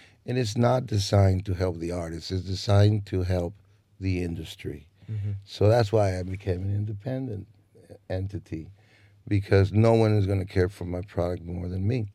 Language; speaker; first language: English; non-native, fluent; Spanish